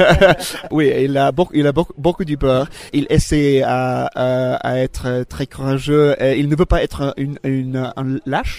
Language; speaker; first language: French; non-native, fluent; English